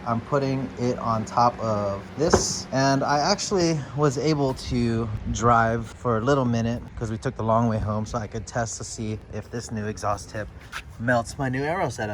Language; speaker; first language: English; native; English